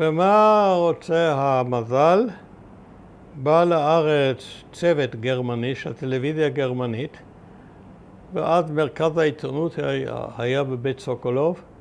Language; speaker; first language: Hebrew; early bilingual, other home language; German